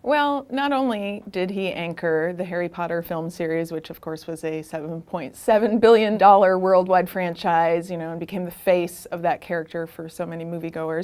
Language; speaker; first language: English; native; English